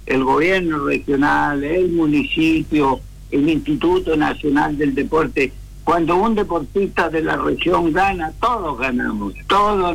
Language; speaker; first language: Spanish; native; Spanish